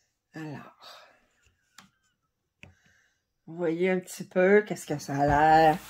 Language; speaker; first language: French; native; French